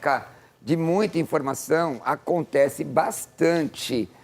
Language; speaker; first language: Portuguese; native; Portuguese